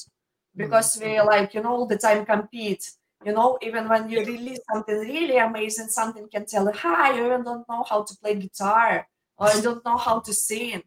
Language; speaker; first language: English; non-native, fluent; Ukrainian